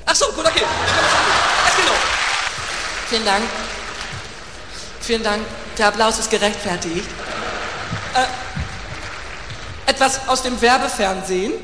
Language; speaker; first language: German; native; German